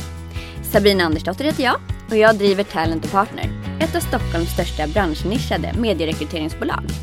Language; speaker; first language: Swedish; native; Swedish